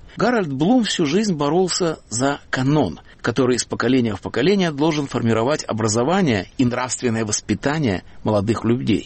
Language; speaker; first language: Russian; native; Russian